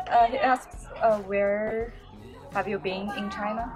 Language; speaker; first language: English; non-native, learner; Chinese